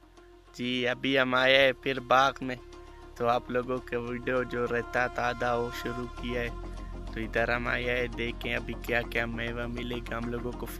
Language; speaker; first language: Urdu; non-native, local second language; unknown